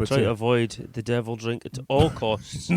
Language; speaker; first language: English; native; English